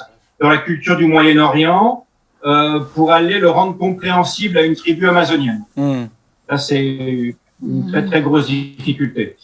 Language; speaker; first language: French; native; French